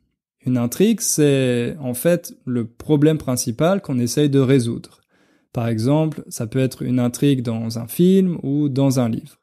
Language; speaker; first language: French; native; French